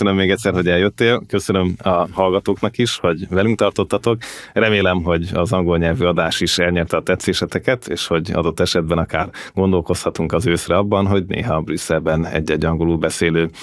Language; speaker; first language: Hungarian; native; Hungarian